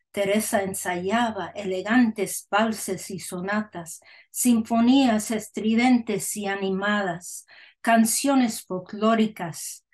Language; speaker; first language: Spanish; early bilingual, heritage; Spanish